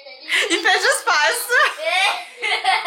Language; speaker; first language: French; native; French